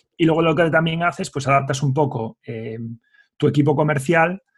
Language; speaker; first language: Spanish; native; Spanish